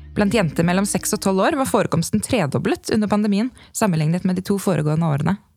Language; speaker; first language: Norwegian; native; Norwegian